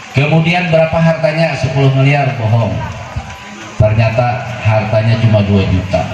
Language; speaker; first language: Indonesian; native; Indonesian